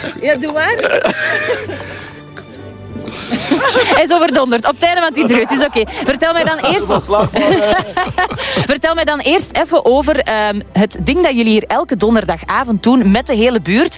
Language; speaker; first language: Dutch; native; Dutch